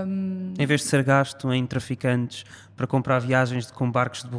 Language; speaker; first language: Portuguese; native; Portuguese